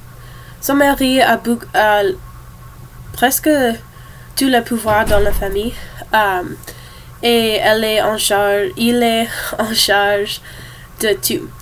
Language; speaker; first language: French; non-native, learner; English